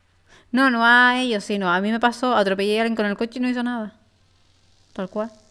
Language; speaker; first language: Spanish; native; Spanish